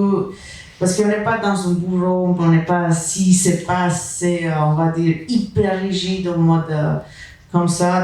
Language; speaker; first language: French; non-native, fluent; Spanish